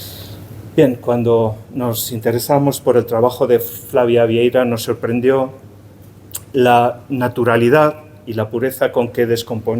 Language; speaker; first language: Spanish; native; Spanish